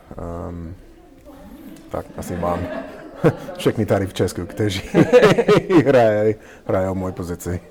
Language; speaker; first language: Czech; non-native, learner; English